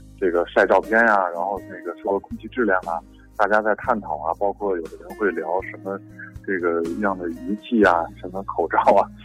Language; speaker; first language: Chinese; native; Chinese